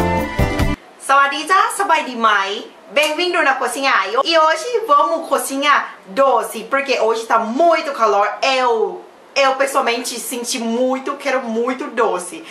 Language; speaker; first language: Portuguese; non-native, learner; Thai